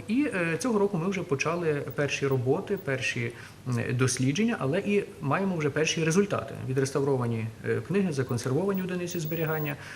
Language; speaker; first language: Ukrainian; native; Ukrainian